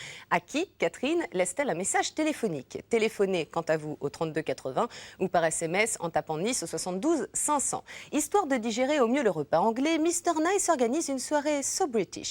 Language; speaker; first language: French; native; French